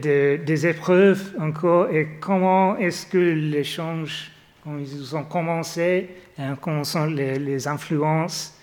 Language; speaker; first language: French; non-native, fluent; English